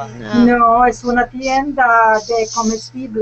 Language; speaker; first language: Spanish; non-native, learner; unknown